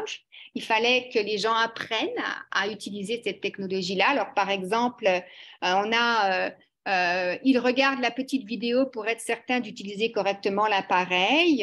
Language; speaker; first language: French; native; French